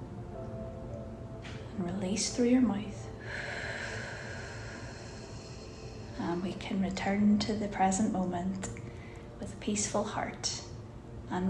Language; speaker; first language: English; native; English